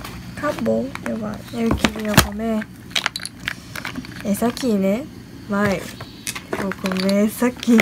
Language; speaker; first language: Portuguese; early bilingual, heritage; Portuguese